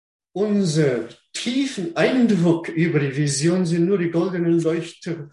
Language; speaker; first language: German; non-native, fluent; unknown